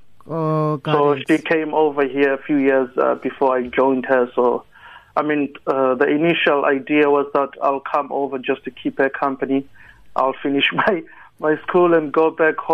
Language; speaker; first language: English; non-native, local second language; Tsonga